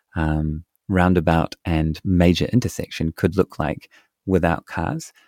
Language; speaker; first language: English; native; English